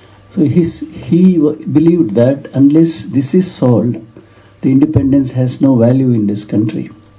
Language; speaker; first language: English; non-native, local second language; Kannada